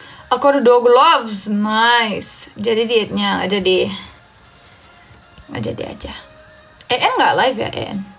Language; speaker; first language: Indonesian; non-native, fluent; Turkish